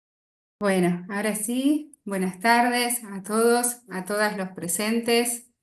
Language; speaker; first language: Spanish; native; Spanish